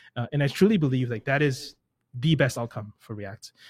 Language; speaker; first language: English; native; English